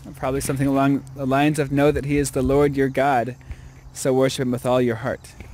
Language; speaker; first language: English; native; English